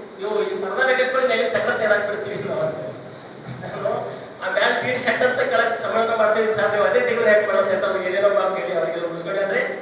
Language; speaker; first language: Kannada; native; Kannada